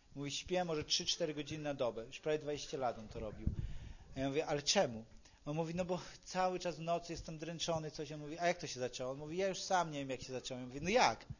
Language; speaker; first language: Polish; native; Polish